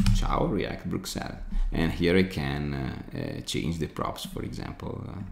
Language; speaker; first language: English; non-native, fluent; Italian